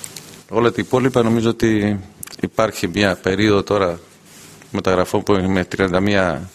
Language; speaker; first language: Greek; non-native, fluent; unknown